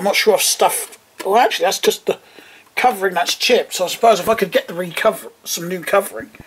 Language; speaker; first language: English; native; English